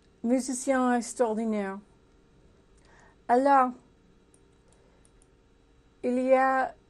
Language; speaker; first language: French; non-native, learner; English